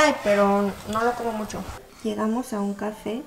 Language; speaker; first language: Spanish; early bilingual, other home language; Korean